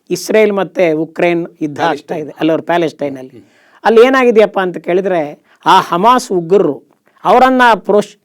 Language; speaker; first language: Kannada; native; Kannada